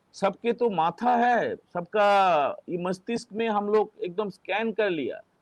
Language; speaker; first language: Hindi; non-native, local second language; Bangla